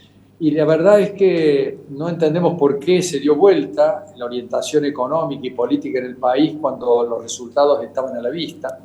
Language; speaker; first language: Spanish; native; Spanish